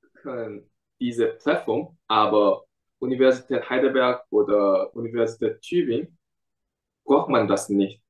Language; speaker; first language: German; non-native, fluent; Korean